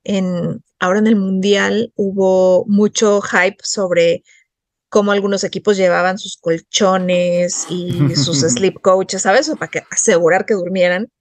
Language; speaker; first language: Spanish; native; Spanish